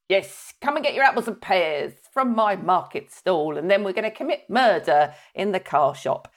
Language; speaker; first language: English; native; English